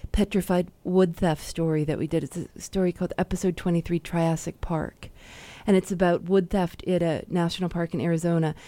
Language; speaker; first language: English; native; English